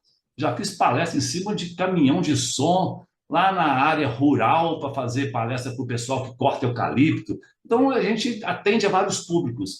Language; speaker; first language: Portuguese; native; Portuguese